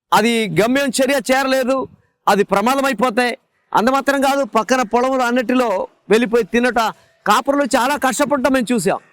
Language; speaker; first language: Telugu; non-native, fluent; Malayalam